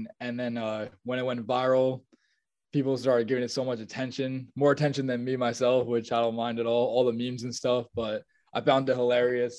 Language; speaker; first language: English; native; English